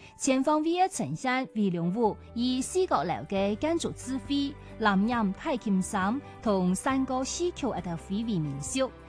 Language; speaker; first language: Chinese; non-native, local second language; Cantonese